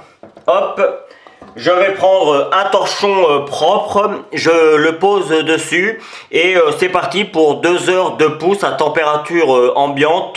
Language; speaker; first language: French; native; French